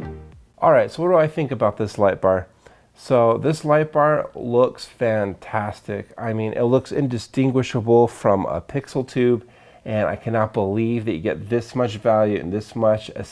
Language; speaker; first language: English; native; English